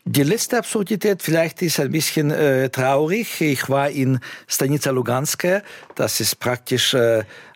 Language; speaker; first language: German; non-native, fluent; Russian